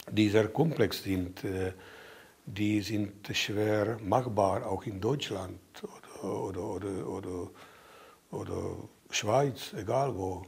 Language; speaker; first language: German; non-native, fluent; Czech